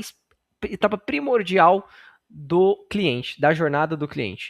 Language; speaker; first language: Portuguese; native; Portuguese